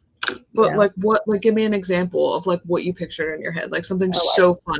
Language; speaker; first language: English; native; English